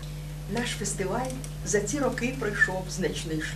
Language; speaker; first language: Ukrainian; native; Ukrainian